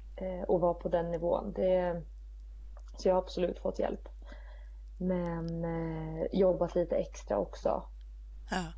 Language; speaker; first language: Swedish; native; Swedish